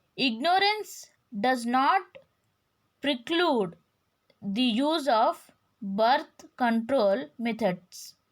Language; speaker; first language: English; non-native, local second language; Kannada